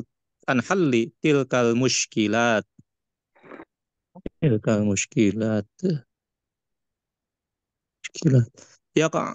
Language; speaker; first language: Arabic; non-native, learner; Indonesian